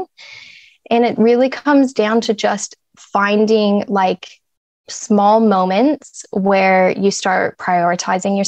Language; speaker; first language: English; native; English